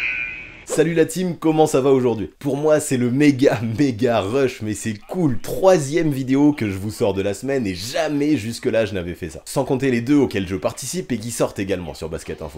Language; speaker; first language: French; native; French